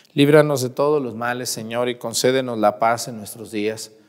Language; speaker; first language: Spanish; native; Spanish